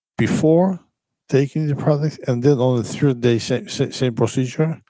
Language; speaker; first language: English; non-native, fluent; Georgian